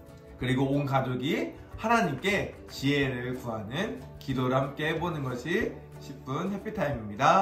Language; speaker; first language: Korean; native; Korean